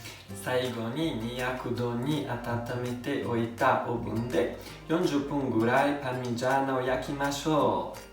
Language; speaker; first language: Japanese; non-native, learner; Italian